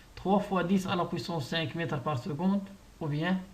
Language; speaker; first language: French; non-native, local second language; Arabic